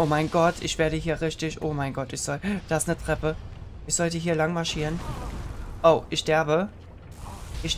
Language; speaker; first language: German; native; German